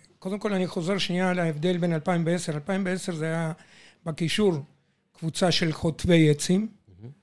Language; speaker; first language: Hebrew; non-native, fluent; Spanish